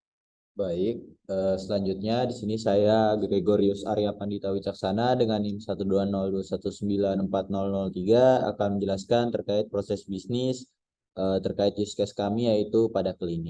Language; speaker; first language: Indonesian; native; Indonesian